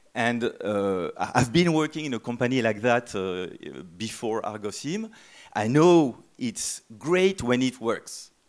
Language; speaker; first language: English; non-native, fluent; French